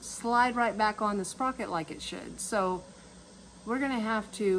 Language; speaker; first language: English; native; English